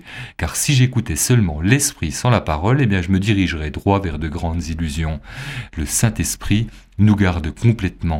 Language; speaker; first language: French; native; French